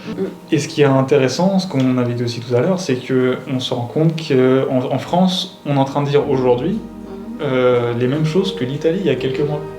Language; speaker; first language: French; native; French